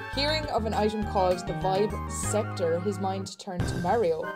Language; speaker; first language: English; native; English